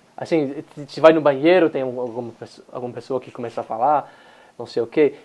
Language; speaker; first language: Portuguese; non-native, fluent; English